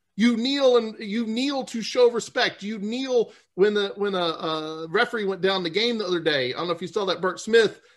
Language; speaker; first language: English; native; English